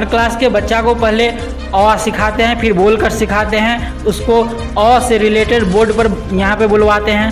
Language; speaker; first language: Hindi; non-native, local second language; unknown